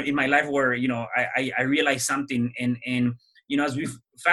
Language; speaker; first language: English; early bilingual, other home language; Spanish